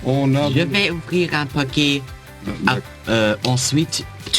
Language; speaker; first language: French; non-native, learner; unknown